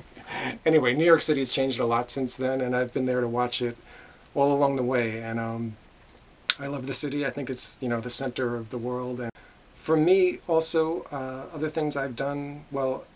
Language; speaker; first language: English; native; English